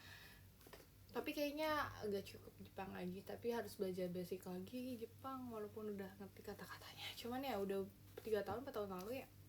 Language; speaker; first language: Indonesian; native; Indonesian